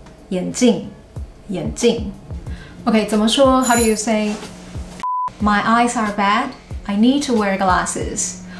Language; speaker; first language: English; non-native, fluent; Chinese